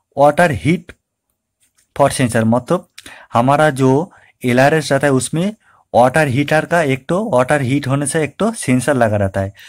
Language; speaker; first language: Hindi; non-native, local second language; Bangla